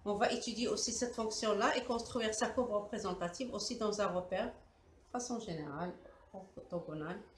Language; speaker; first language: French; non-native, local second language; Arabic